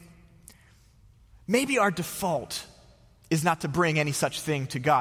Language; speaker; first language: English; native; English